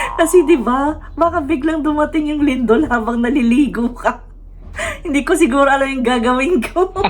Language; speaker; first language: Filipino; native; Filipino